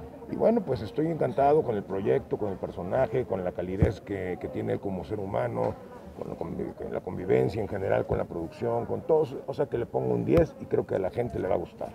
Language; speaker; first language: Spanish; native; Spanish